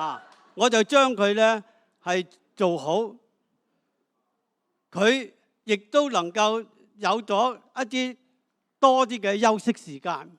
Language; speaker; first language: Cantonese; native; Cantonese